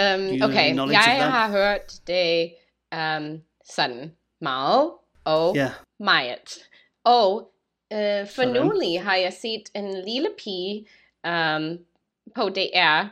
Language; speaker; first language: Danish; non-native, learner; English